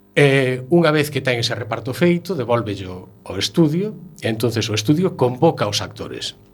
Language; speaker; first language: Galician; native; Galician